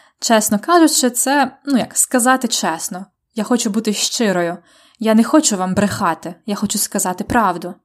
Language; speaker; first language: Ukrainian; native; Ukrainian